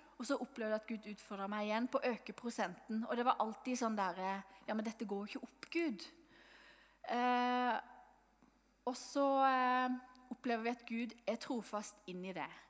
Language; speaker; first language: Norwegian; native; Norwegian